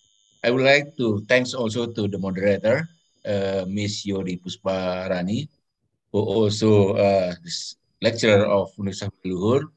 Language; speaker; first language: English; non-native, fluent; Indonesian